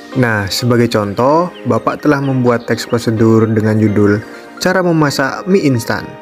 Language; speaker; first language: Indonesian; native; Indonesian